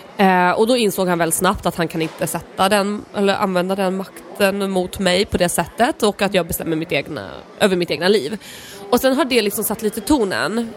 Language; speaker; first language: Swedish; early bilingual, other home language; Polish